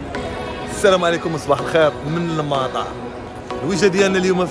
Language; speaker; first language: Arabic; native; Arabic